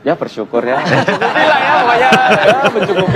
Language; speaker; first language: Indonesian; early bilingual, other home language; Korean